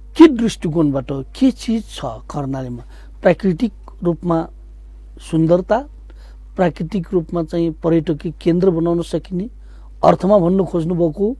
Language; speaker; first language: Nepali; non-native, local second language; Newari